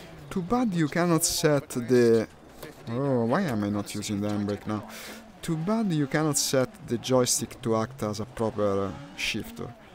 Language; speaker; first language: English; non-native, fluent; Italian